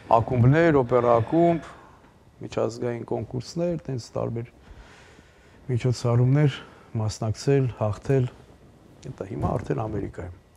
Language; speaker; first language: Armenian; native; Armenian